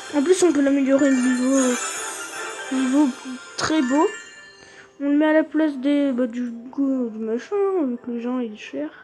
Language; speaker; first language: French; native; French